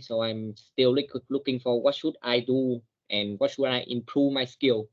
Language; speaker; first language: English; non-native, learner; Vietnamese